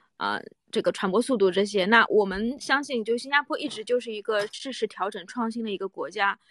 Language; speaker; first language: Chinese; native; Chinese